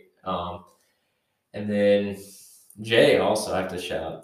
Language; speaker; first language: English; native; English